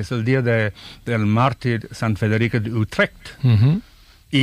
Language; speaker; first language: Spanish; non-native, fluent; English